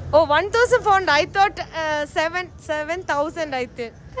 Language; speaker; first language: English; non-native, local second language; Malayalam